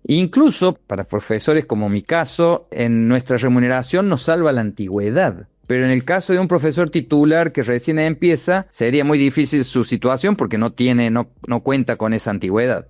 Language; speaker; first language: Spanish; native; Spanish